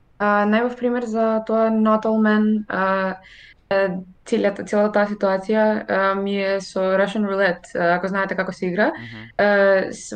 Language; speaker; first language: Macedonian; native; Macedonian